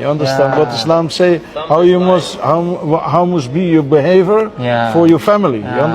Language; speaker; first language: English; non-native, learner; Dutch